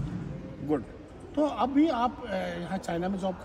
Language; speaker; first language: Hindi; native; Hindi